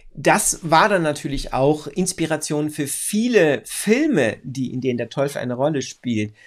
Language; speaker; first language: German; native; German